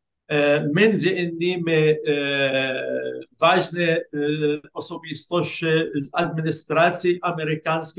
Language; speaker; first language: Polish; non-native, fluent; Arabic